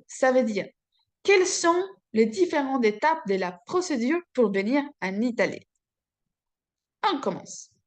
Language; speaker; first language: French; non-native, fluent; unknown